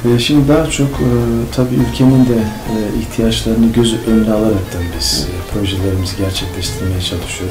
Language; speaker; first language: Turkish; native; Turkish